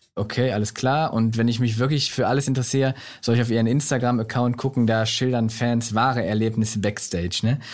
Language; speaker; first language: German; native; German